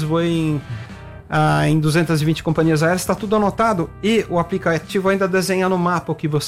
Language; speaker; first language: Portuguese; native; Portuguese